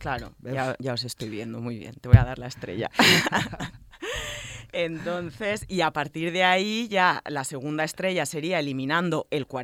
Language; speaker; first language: Spanish; native; Spanish